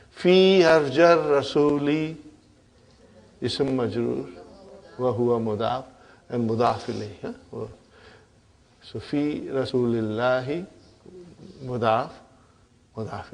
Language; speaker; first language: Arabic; non-native, fluent; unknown